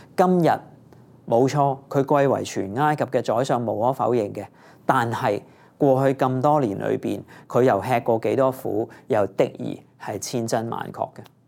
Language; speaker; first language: Cantonese; native; Cantonese